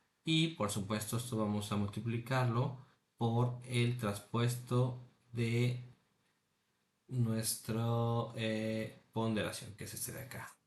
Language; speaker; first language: Spanish; native; Spanish